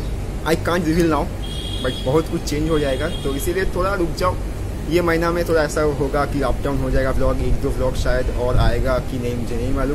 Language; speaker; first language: Hindi; non-native, local second language; Bangla